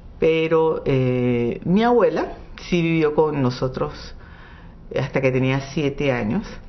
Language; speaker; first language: Spanish; non-native, local second language; English